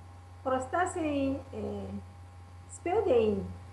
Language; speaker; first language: Greek; non-native, learner; Italian